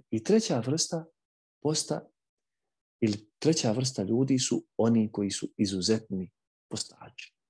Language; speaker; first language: Bosnian; native; Bosnian